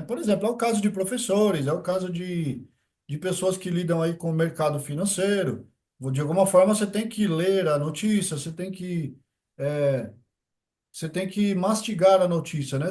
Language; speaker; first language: Portuguese; native; Portuguese